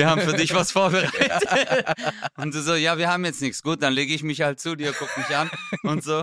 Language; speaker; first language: German; native; German